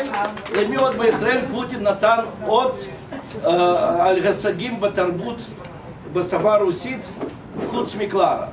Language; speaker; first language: Hebrew; non-native, fluent; Russian